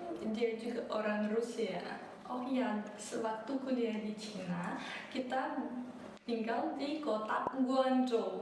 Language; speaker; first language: Indonesian; early bilingual, other home language; Russian